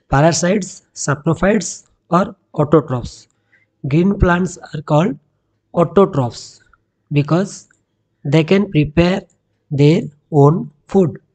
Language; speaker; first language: English; non-native, local second language; Odia